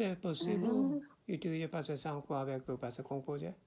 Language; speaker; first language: French; non-native, learner; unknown